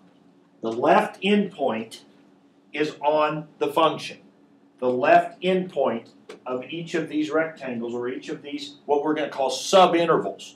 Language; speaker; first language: English; native; English